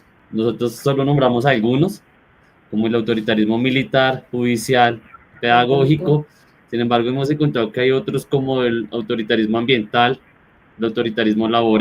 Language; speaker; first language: Spanish; native; Spanish